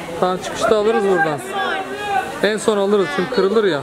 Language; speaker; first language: Turkish; native; Turkish